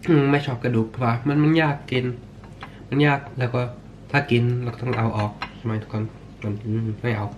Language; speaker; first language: Thai; early bilingual, heritage; Swedish